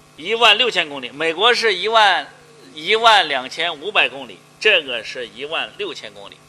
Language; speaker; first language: Chinese; native; Chinese